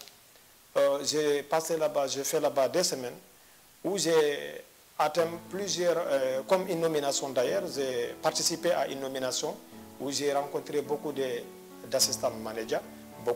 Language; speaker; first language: French; non-native, local second language; Fula